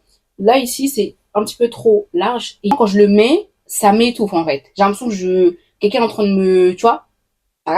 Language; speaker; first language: French; native; French